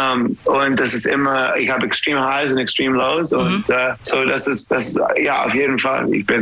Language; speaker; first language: German; non-native, fluent; English